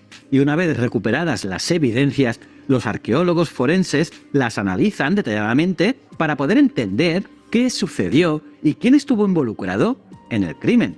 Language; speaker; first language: Spanish; native; Spanish